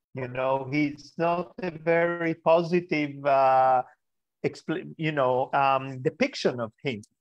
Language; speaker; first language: English; early bilingual, other home language; Spanish